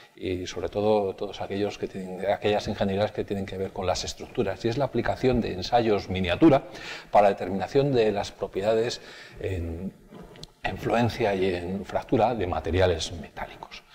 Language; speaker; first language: Spanish; native; Spanish